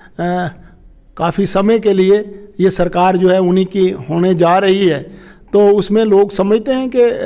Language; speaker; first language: Hindi; non-native, local second language; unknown